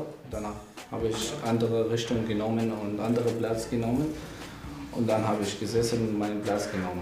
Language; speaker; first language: German; non-native, learner; Arabic